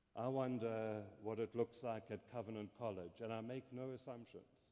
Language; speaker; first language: English; native; English